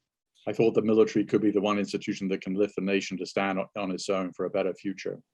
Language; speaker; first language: English; native; English